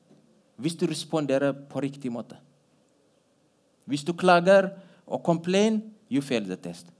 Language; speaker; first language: Norwegian; non-native, fluent; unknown